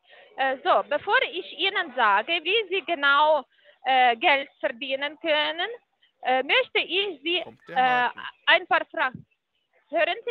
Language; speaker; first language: German; non-native, fluent; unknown